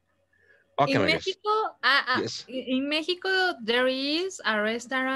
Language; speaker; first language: English; non-native, learner; Spanish